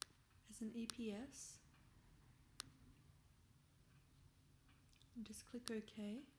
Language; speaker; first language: English; native; English